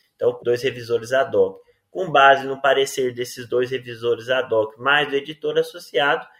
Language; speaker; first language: Portuguese; native; Portuguese